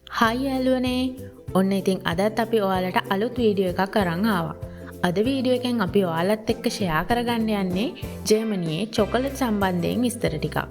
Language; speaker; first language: Sinhala; native; Sinhala